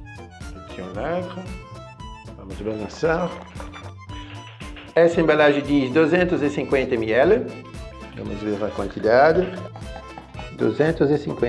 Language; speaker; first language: Portuguese; non-native, fluent; French